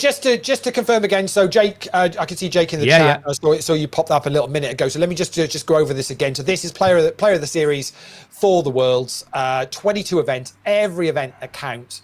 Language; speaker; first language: English; native; English